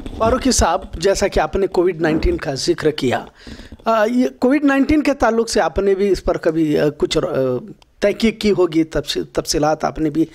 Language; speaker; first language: Urdu; native; Urdu